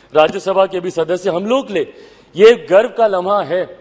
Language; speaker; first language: Hindi; native; Hindi